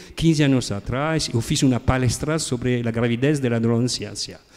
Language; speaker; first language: Portuguese; non-native, learner; French